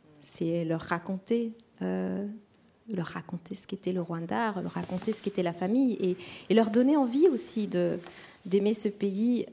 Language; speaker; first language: French; non-native, local second language; Kinyarwanda